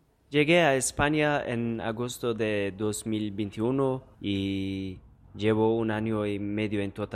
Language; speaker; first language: Spanish; non-native, learner; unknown